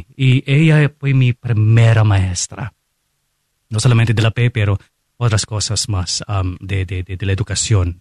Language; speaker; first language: Spanish; non-native, fluent; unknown